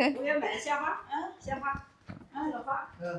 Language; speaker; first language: Chinese; non-native, learner; Marathi